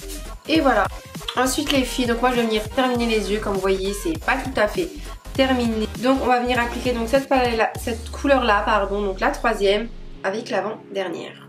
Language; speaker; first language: French; native; French